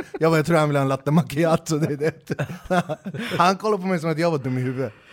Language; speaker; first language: Swedish; early bilingual, other home language; Kurdish